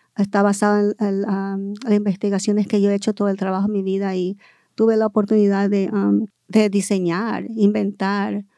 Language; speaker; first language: Spanish; early bilingual, heritage; Spanish